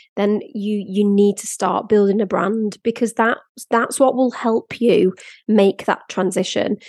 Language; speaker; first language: English; native; English